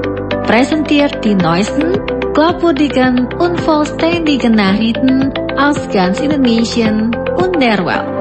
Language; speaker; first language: German; non-native, fluent; Indonesian